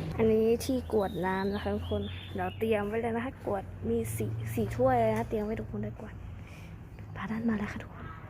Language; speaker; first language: Thai; native; Thai